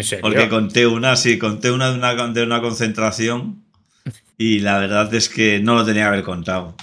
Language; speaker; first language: Spanish; native; Spanish